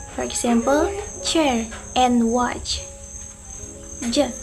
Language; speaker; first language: English; non-native, learner; Indonesian